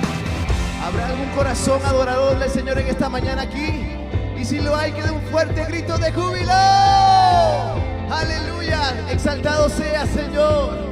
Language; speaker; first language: Spanish; native; Spanish